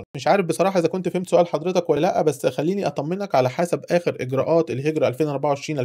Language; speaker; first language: Arabic; native; Arabic